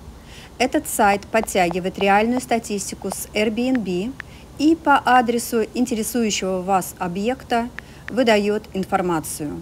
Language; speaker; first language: Russian; native; Russian